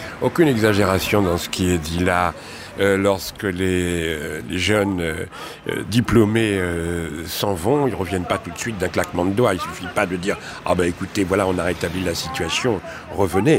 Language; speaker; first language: French; native; French